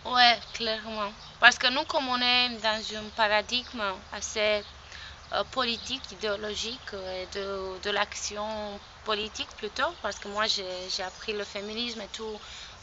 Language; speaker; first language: French; non-native, fluent; Romanian